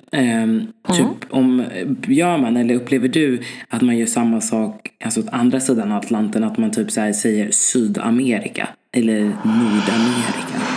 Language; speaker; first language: Swedish; early bilingual, other home language; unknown